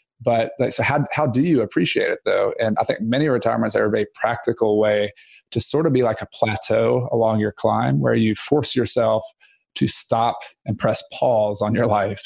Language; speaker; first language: English; native; English